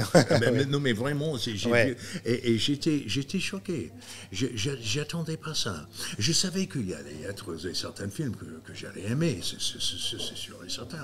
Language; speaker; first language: French; non-native, fluent; English